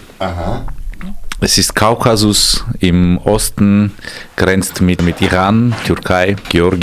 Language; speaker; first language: German; non-native, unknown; Armenian